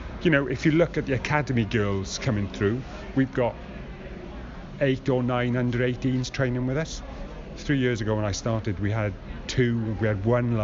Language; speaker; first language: English; native; English